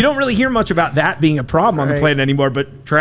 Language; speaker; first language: English; native; English